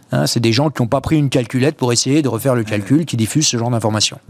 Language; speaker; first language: French; native; French